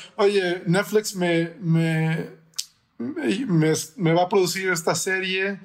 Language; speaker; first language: Spanish; early bilingual, heritage; Spanish